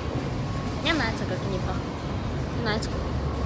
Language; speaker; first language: Russian; early bilingual, heritage; Russian